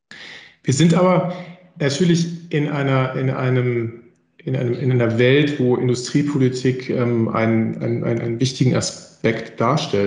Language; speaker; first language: German; native; German